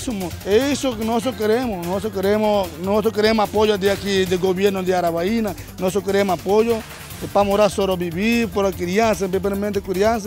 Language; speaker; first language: Portuguese; non-native, learner; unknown